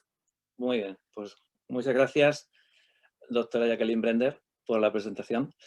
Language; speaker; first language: Spanish; native; Spanish